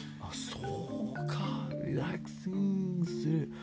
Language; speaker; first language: Japanese; non-native, learner; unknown